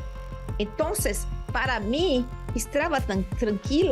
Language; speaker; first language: Spanish; non-native, learner; Portuguese